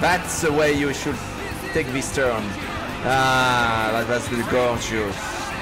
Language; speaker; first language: English; non-native, fluent; French